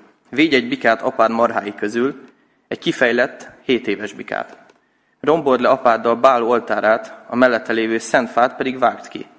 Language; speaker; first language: Hungarian; native; Hungarian